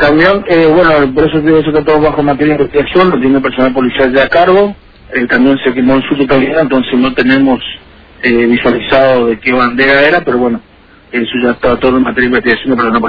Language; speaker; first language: Spanish; native; Spanish